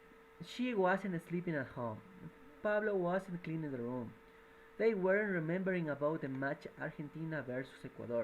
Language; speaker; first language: English; non-native, fluent; Spanish